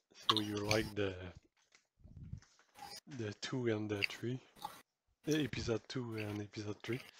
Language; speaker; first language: English; non-native, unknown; French